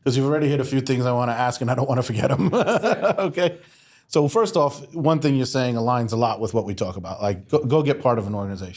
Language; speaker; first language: English; native; English